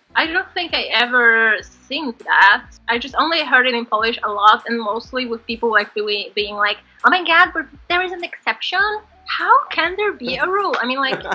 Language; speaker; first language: English; non-native, fluent; Polish